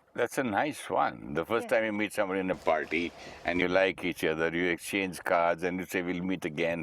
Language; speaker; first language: English; non-native, local second language; Hindi